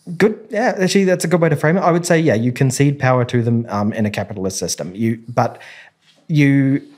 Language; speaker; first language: English; native; English